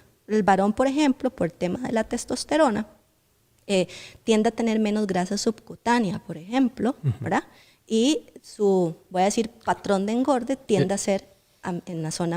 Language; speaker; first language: Spanish; native; Spanish